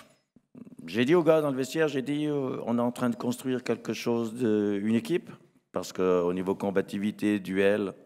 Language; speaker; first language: French; native; French